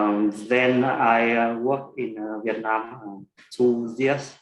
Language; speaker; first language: English; non-native, learner; Vietnamese